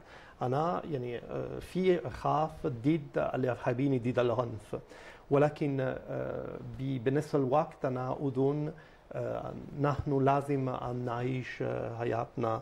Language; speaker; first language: Arabic; non-native, fluent; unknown